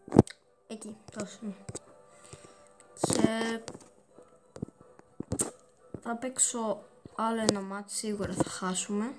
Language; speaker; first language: Greek; early bilingual, heritage; Greek